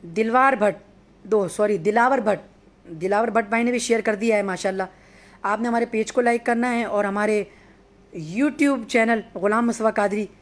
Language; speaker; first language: Urdu; native; Urdu